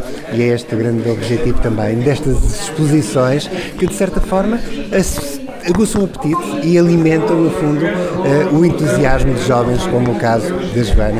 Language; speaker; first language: Portuguese; native; Portuguese